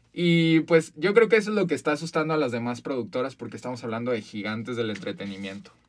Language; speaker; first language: Spanish; native; Spanish